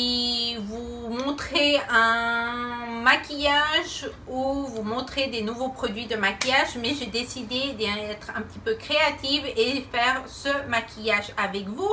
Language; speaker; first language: French; non-native, fluent; Spanish